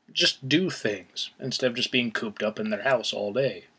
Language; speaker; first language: English; native; English